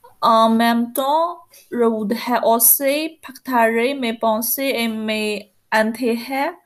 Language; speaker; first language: French; non-native, learner; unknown